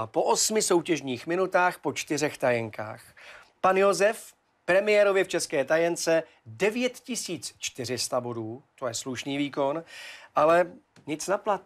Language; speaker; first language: Czech; native; Czech